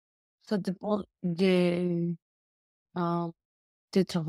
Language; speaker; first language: French; non-native, learner; English